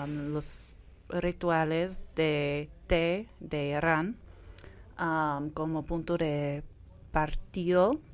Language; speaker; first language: Spanish; non-native, fluent; Persian